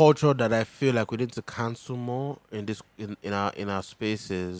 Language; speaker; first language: English; non-native, local second language; Yoruba